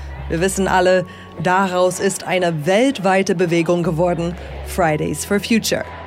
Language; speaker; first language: German; native; German